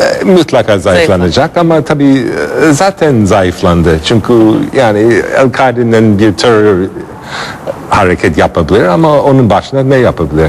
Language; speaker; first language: Turkish; non-native, fluent; English